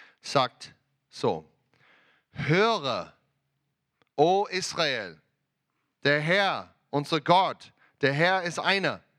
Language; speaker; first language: German; non-native, learner; English